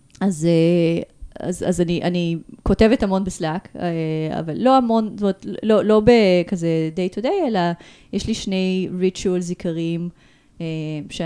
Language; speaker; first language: Hebrew; early bilingual, other home language; Russian